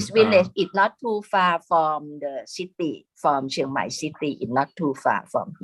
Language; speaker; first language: English; non-native, fluent; Thai